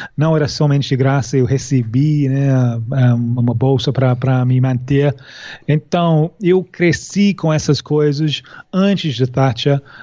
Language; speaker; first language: Portuguese; non-native, fluent; English